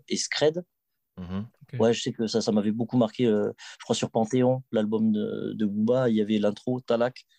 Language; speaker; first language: French; native; French